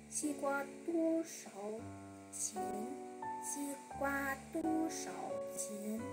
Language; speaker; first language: Chinese; non-native, learner; English